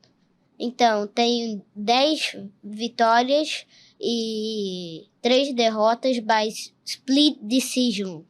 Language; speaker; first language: Portuguese; early bilingual, heritage; Portuguese